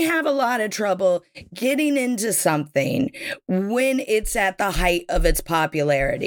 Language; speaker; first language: English; native; English